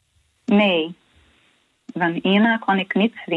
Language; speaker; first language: Dutch; non-native, learner; Portuguese